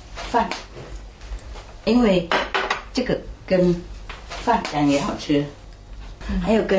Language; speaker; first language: Chinese; non-native, fluent; Vietnamese